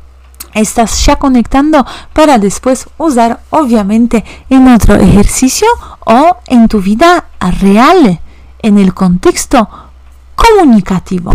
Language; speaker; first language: Spanish; non-native, fluent; Polish